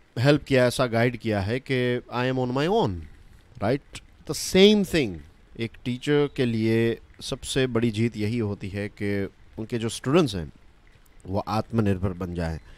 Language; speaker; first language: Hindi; non-native, local second language; Gujarati